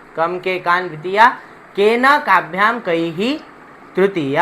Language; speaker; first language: Hindi; non-native, local second language; Marathi